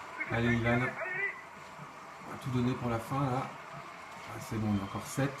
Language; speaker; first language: French; native; French